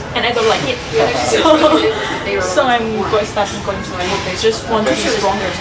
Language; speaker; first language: English; non-native, learner; Thai